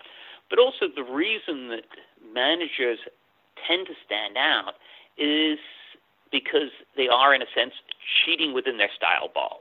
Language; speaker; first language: English; native; English